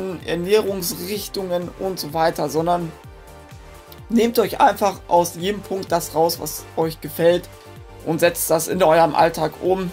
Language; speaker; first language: German; native; German